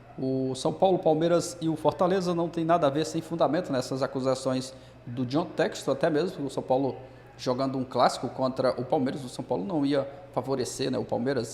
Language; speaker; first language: Portuguese; native; Portuguese